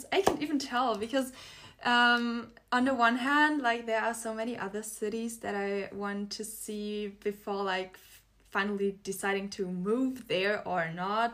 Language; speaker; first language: English; non-native, fluent; German